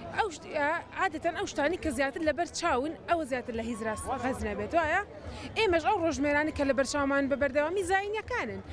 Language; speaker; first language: Central Kurdish; native; Central Kurdish